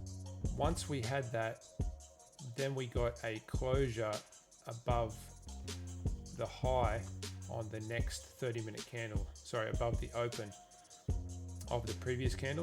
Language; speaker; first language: English; native; English